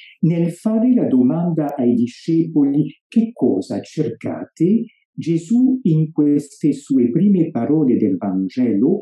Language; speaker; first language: Italian; non-native, fluent; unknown